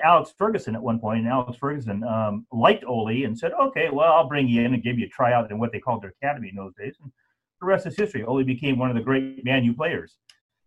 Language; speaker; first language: English; native; English